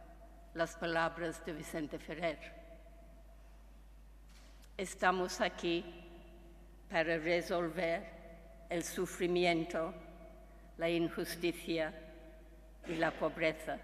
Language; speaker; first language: Spanish; non-native, fluent; English